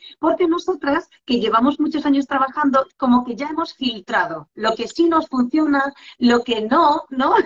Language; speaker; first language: Spanish; non-native, fluent; Polish